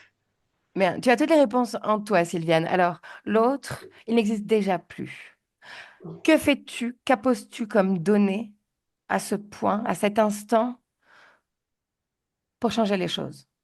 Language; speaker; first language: French; native; French